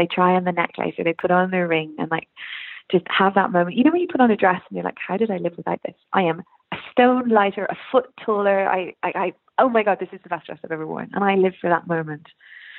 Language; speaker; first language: English; native; English